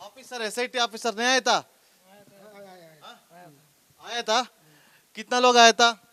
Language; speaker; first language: Hindi; non-native, local second language; Kannada